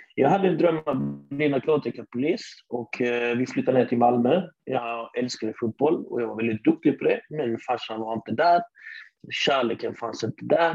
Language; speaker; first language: Swedish; early bilingual, other home language; Arabic